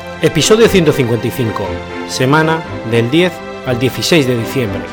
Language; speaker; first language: Spanish; native; Spanish